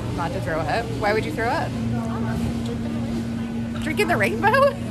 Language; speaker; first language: English; native; English